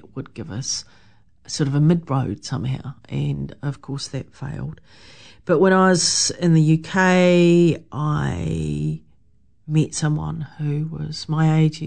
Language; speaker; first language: English; native; English